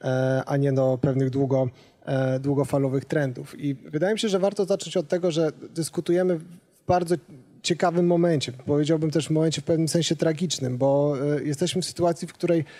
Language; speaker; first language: Polish; native; Polish